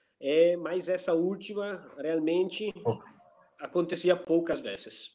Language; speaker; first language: Portuguese; non-native, fluent; Italian